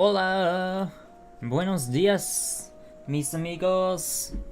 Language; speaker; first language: Spanish; non-native, learner; English